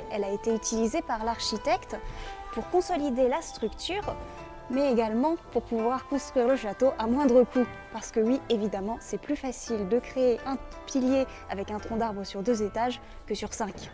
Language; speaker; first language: French; native; French